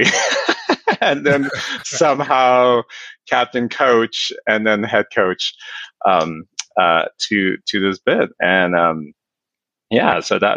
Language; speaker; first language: English; native; English